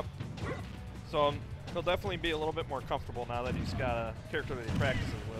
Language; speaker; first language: English; native; English